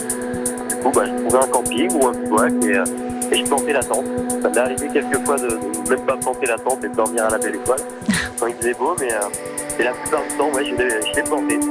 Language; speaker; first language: French; native; French